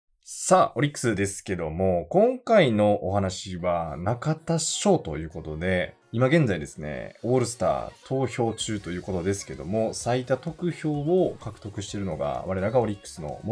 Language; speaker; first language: Japanese; native; Japanese